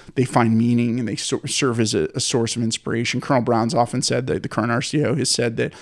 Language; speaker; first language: English; native; English